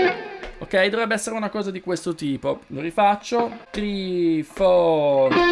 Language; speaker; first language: Italian; native; Italian